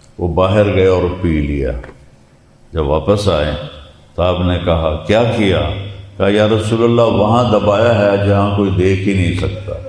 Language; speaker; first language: Urdu; non-native, local second language; Punjabi